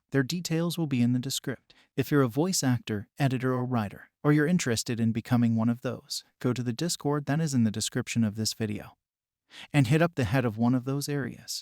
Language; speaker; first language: English; native; English